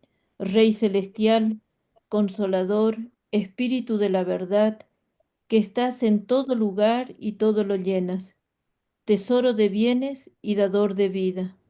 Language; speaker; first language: Spanish; native; Spanish